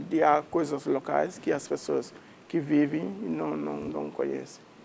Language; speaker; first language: Portuguese; non-native, fluent; Wolof